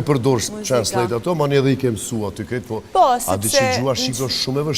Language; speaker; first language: Albanian; native; Albanian